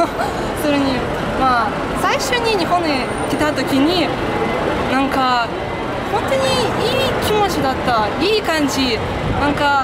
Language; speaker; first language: Japanese; non-native, learner; Russian